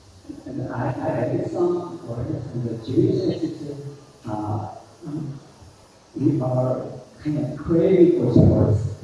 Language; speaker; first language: English; non-native, fluent; Korean